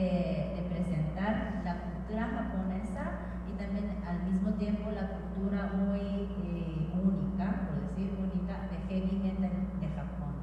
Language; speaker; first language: Spanish; non-native, fluent; Japanese